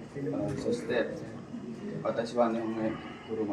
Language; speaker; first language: Japanese; non-native, learner; Indonesian